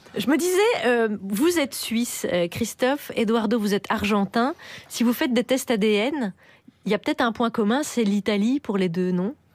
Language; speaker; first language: French; native; French